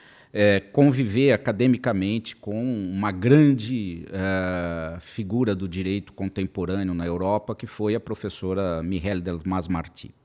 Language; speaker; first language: Portuguese; native; Portuguese